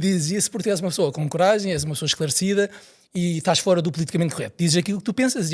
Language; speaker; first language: Portuguese; native; Portuguese